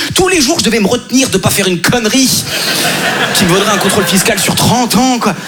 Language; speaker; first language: French; native; French